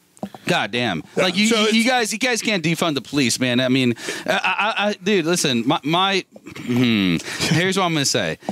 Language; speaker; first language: English; native; English